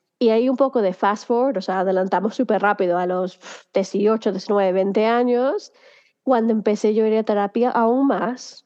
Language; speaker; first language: Spanish; early bilingual, heritage; Spanish